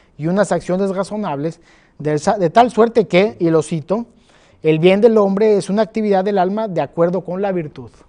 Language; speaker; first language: Spanish; native; Spanish